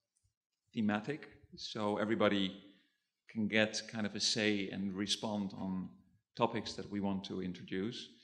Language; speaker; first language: English; non-native, fluent; Dutch